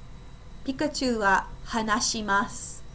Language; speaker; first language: Japanese; non-native, fluent; English